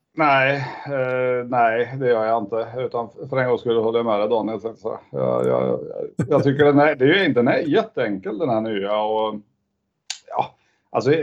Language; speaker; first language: Swedish; non-native, fluent; English